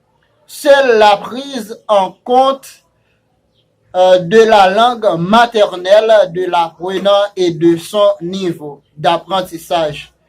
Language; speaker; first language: French; non-native, fluent; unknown